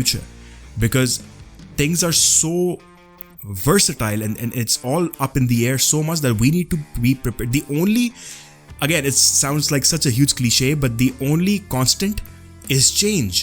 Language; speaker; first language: English; non-native, local second language; Urdu